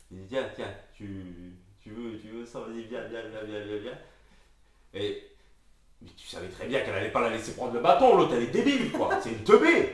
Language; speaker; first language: French; native; French